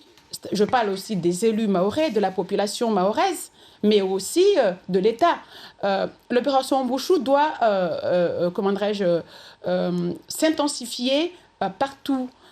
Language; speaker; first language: French; non-native, local second language; Comorian